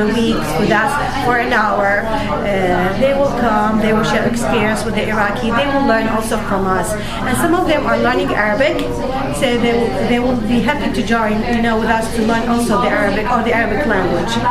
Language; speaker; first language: English; non-native, fluent; Arabic